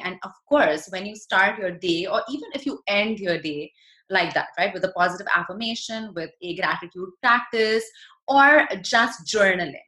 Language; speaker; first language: English; non-native, local second language; Hindi